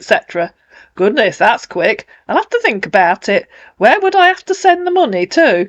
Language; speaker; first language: English; native; English